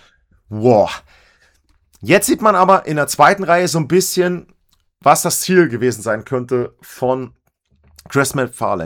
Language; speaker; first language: German; native; German